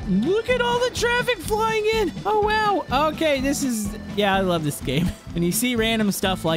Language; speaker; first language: English; native; English